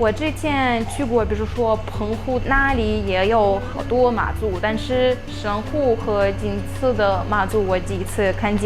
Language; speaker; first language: Chinese; non-native, fluent; Russian